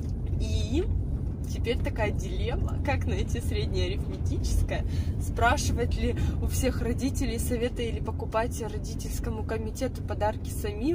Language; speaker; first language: Russian; native; Russian